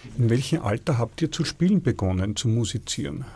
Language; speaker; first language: German; native; German